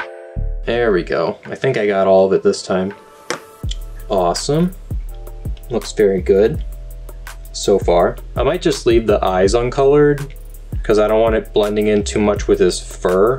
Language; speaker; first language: English; native; English